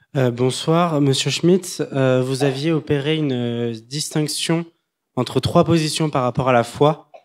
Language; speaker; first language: French; non-native, fluent; English